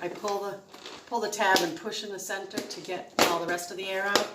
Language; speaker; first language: English; native; English